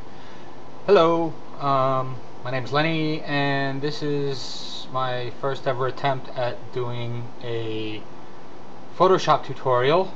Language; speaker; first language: English; native; English